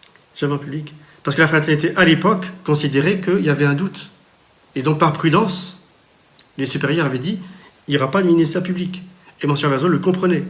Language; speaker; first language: French; native; French